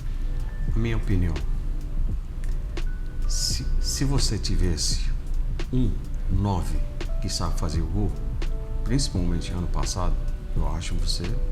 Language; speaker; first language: Portuguese; non-native, fluent; Arabic